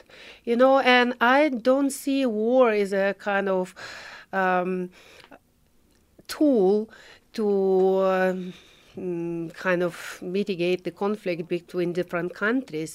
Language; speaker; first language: English; non-native, fluent; Ukrainian